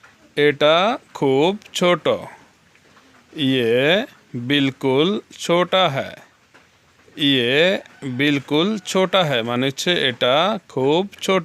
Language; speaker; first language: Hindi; non-native, learner; Bangla